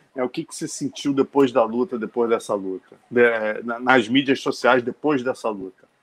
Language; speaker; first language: Portuguese; native; Portuguese